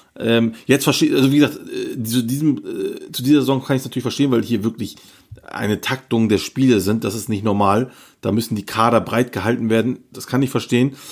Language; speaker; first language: German; early bilingual, other home language; Turkish